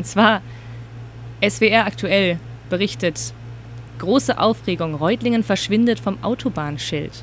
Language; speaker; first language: German; native; German